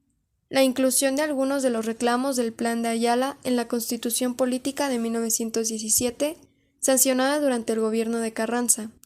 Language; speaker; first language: Spanish; native; Spanish